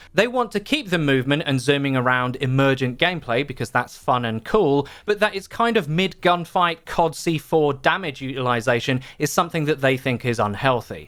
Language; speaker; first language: English; native; English